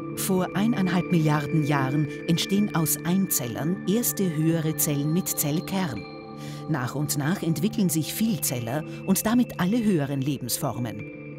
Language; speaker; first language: German; native; German